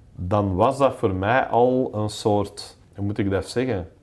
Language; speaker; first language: Dutch; non-native, local second language; English